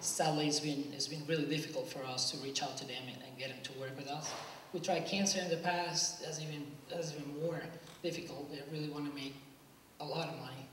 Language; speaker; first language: English; non-native, fluent; Spanish